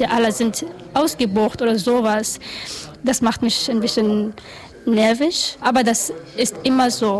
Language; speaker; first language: German; non-native, learner; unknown